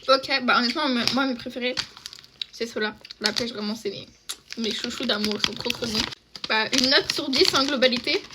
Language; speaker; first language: French; native; French